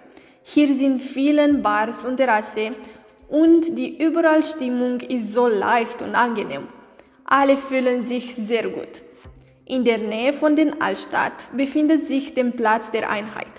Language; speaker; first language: German; non-native, learner; Romanian